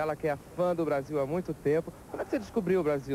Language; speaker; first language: Portuguese; native; Portuguese